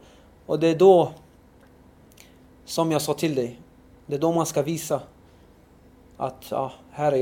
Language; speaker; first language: Swedish; early bilingual, other home language; Arabic